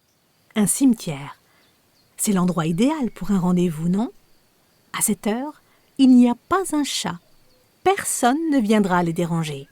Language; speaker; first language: French; native; French